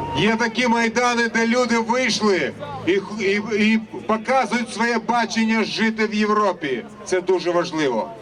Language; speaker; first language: Ukrainian; non-native, local second language; Russian